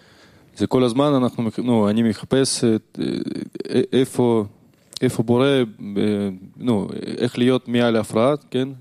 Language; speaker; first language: Hebrew; non-native, learner; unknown